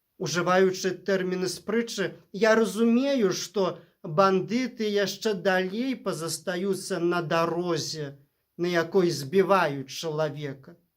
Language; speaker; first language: Belarusian; native; Belarusian